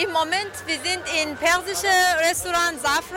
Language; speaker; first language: German; non-native, learner; Persian